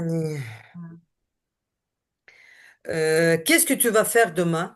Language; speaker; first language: French; non-native, learner; Ukrainian